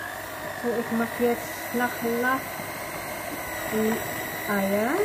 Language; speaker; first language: German; non-native, learner; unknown